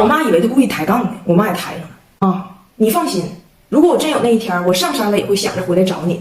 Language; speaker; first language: Chinese; native; Chinese